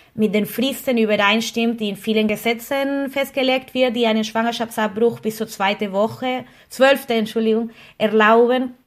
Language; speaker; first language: German; non-native, fluent; Spanish